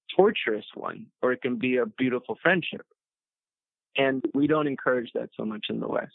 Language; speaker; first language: English; early bilingual, other home language; Spanish